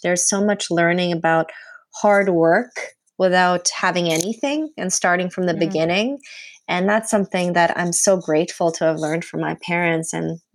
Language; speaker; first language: English; non-native, fluent; Punjabi